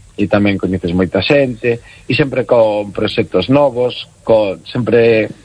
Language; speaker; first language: Galician; non-native, local second language; Spanish